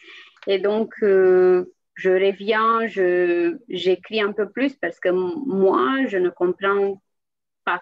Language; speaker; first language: French; non-native, fluent; Romanian